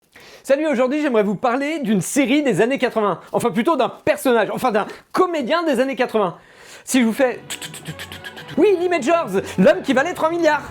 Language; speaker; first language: French; native; French